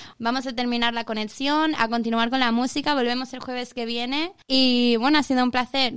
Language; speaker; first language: Spanish; non-native, learner; Chinese